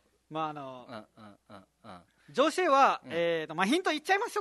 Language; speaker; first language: Japanese; non-native, fluent; Nepali